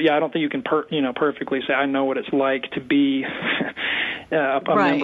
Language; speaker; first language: English; native; English